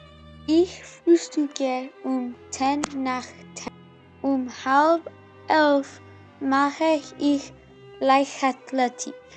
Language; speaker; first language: German; non-native, learner; English